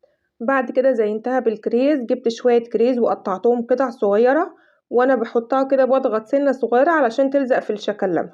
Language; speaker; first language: Arabic; native; Arabic